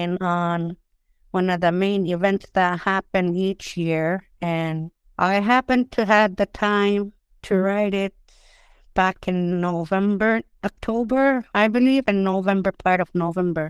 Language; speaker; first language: English; non-native, fluent; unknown